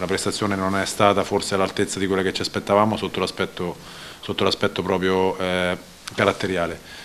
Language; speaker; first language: Italian; native; Italian